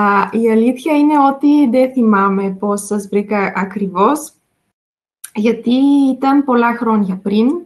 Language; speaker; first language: Greek; non-native, fluent; Bulgarian